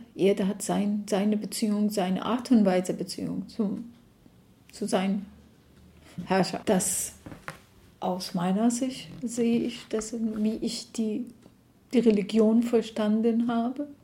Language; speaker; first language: German; non-native, fluent; Arabic